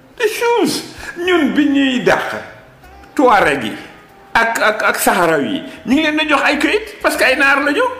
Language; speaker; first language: Wolof; non-native, local second language; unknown